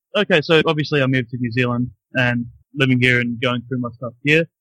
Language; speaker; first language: English; native; English